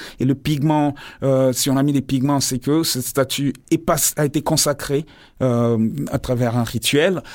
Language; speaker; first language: French; non-native, local second language; Lingala